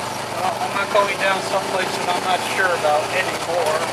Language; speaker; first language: English; native; English